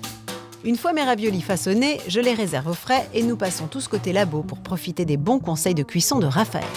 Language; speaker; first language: French; native; French